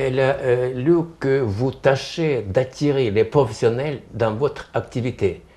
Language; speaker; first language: French; non-native, fluent; Ukrainian